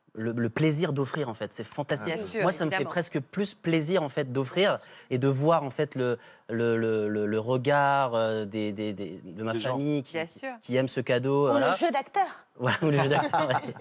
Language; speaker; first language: French; native; French